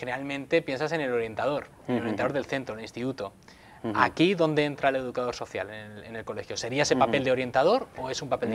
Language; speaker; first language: Spanish; native; Spanish